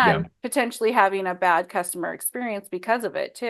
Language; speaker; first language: English; native; English